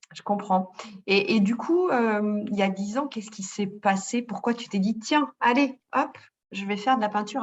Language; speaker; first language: French; native; French